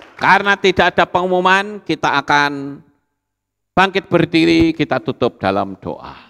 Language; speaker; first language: Indonesian; native; Indonesian